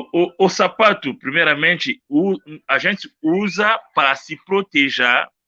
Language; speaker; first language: Portuguese; non-native, learner; Luba-Lulua